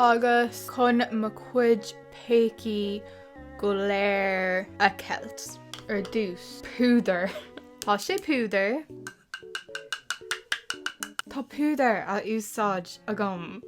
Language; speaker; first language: Irish; non-native, local second language; English